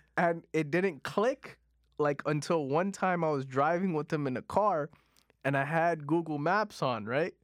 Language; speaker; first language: English; non-native, fluent; Punjabi